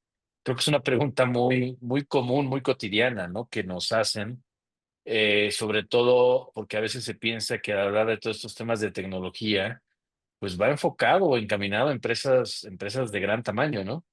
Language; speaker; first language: Spanish; native; Spanish